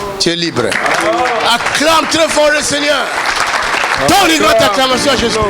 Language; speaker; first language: French; non-native, local second language; Lingala